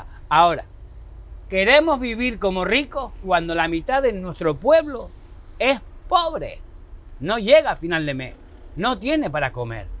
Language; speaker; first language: Spanish; native; Spanish